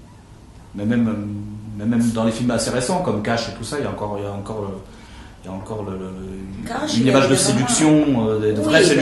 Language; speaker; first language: French; native; French